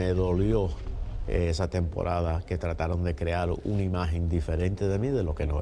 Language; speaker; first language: Spanish; early bilingual, heritage; Spanish